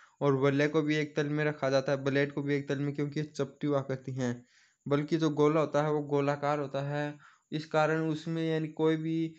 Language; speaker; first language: Hindi; native; Hindi